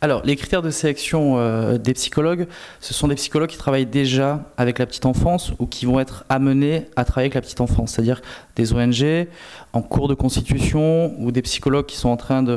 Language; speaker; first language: French; native; French